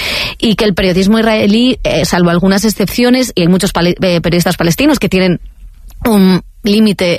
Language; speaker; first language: Spanish; native; Spanish